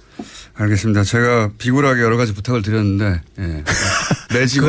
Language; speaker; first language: Korean; native; Korean